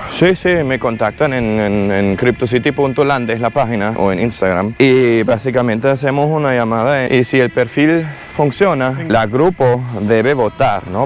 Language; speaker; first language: Spanish; non-native, fluent; German